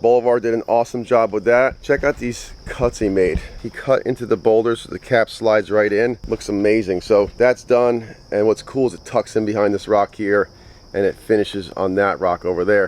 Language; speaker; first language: English; native; English